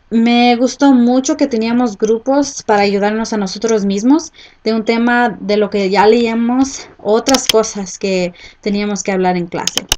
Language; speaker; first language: Spanish; early bilingual, heritage; Spanish